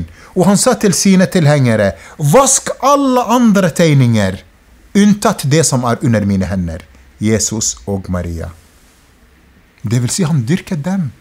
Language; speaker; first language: Norwegian; non-native, fluent; Arabic